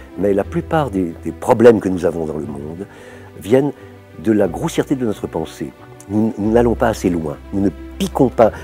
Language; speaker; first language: French; native; French